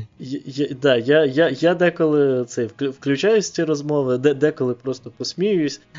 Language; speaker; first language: Ukrainian; non-native, local second language; Russian